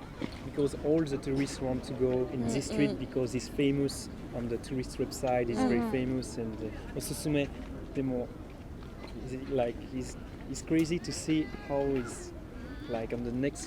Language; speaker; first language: English; non-native, learner; French